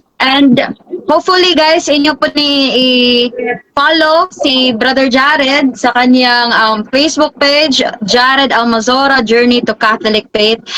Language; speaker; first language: Filipino; non-native, local second language; Cebuano